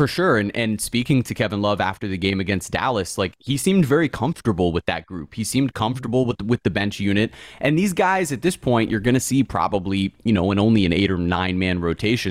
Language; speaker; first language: English; native; English